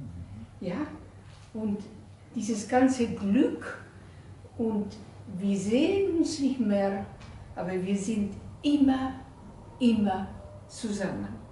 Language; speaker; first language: German; non-native, fluent; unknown